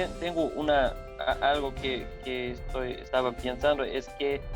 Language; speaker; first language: Spanish; non-native, fluent; Portuguese